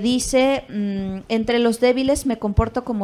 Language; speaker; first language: Spanish; native; Spanish